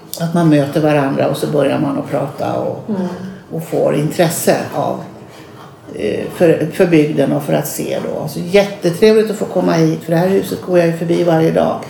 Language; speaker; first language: Swedish; native; Swedish